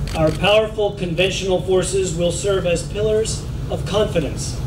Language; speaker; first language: English; native; English